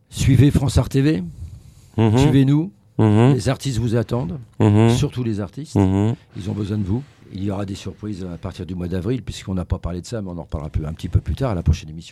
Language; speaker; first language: French; native; French